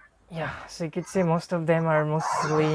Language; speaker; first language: English; non-native, fluent; Bangla